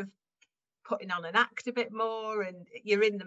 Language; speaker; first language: English; native; English